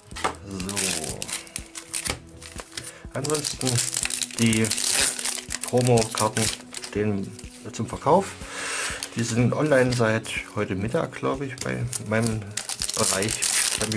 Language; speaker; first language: German; native; German